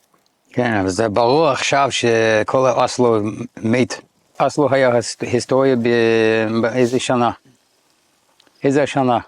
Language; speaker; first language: Hebrew; non-native, learner; English